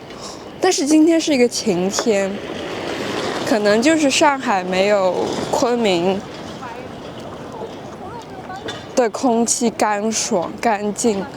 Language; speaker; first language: Chinese; non-native, fluent; French